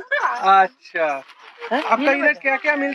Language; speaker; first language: Hindi; non-native, local second language; Bangla